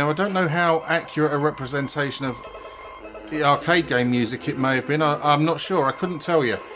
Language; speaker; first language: English; native; English